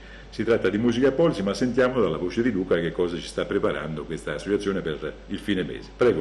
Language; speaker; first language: Italian; native; Italian